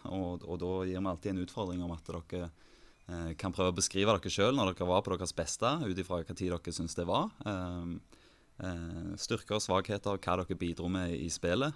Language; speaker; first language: Norwegian; native; Norwegian